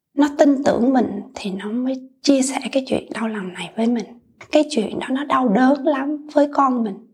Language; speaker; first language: Vietnamese; native; Vietnamese